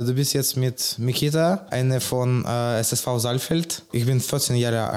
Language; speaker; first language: German; non-native, learner; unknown